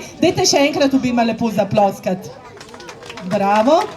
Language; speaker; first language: Slovenian; native; Slovenian